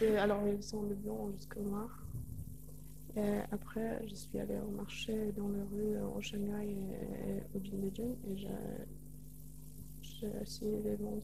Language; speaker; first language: French; non-native, learner; Polish